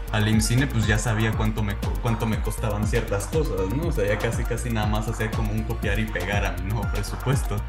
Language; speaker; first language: Spanish; native; Spanish